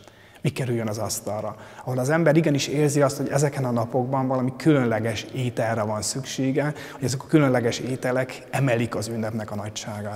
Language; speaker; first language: Hungarian; native; Hungarian